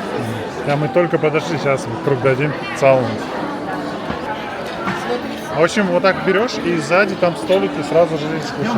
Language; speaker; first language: Russian; native; Russian